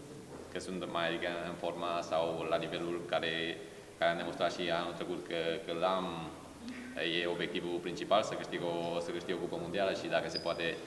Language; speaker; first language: Romanian; early bilingual, heritage; Romanian